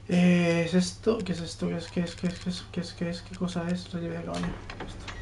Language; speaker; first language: Spanish; native; Spanish